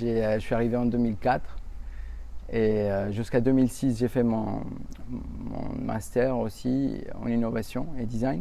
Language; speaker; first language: French; non-native, fluent; Spanish